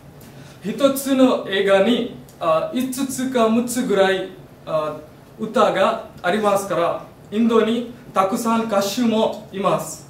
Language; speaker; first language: Japanese; non-native, learner; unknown